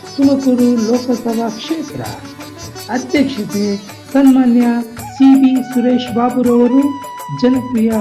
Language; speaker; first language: Kannada; non-native, local second language; Lambadi